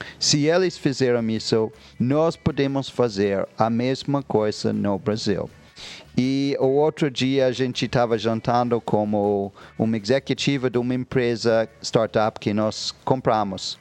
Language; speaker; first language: Portuguese; non-native, fluent; English